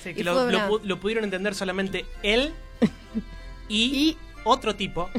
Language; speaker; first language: Spanish; native; Spanish